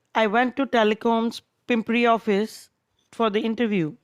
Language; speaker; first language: English; non-native, local second language; Punjabi